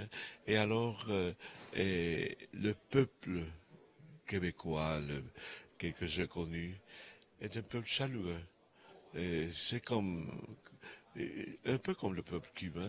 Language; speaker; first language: French; non-native, fluent; Spanish